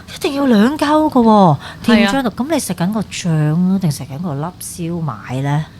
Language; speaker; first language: Cantonese; native; Cantonese